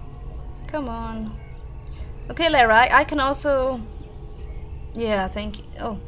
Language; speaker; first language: English; non-native, fluent; German